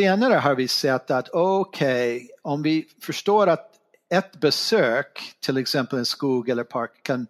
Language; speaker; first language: Swedish; non-native, fluent; English